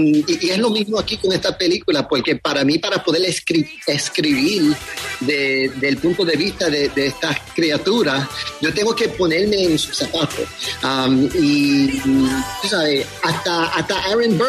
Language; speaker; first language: Spanish; early bilingual, heritage; Spanish